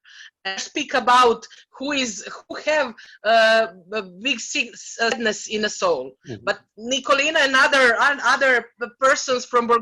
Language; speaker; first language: English; non-native, learner; Serbian